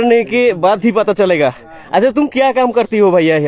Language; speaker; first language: Hindi; non-native, learner; Bangla